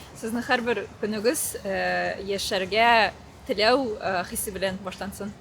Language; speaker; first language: Tatar; native; Tatar